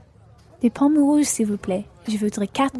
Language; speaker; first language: French; non-native, learner; English